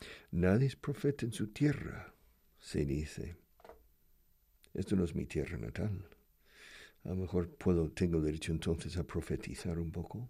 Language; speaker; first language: Spanish; non-native, fluent; English